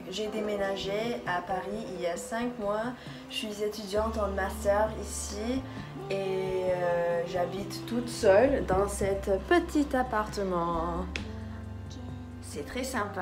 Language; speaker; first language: French; non-native, fluent; English